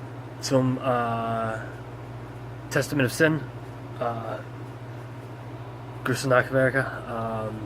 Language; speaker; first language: German; non-native, learner; English